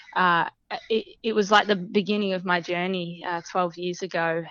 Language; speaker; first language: English; native; English